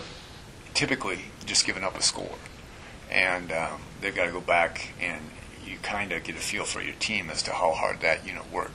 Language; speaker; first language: English; native; English